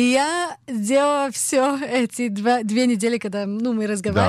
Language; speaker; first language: Russian; early bilingual, heritage; Russian